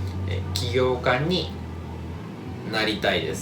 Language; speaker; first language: Japanese; non-native, learner; English